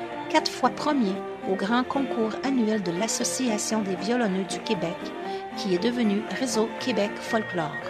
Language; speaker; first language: French; native; French